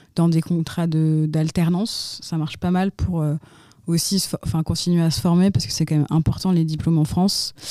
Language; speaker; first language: French; native; French